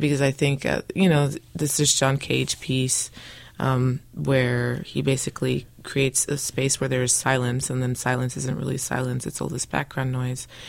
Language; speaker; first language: English; early bilingual, other home language; Spanish